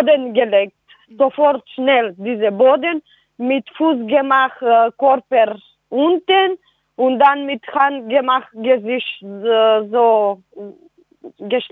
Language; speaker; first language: German; non-native, learner; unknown